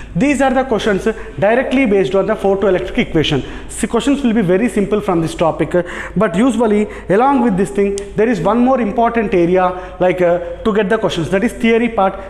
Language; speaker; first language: English; non-native, local second language; Telugu